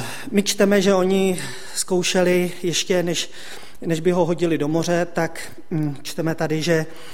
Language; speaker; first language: Czech; native; Czech